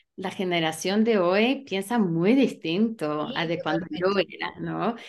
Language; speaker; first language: Spanish; early bilingual, heritage; Spanish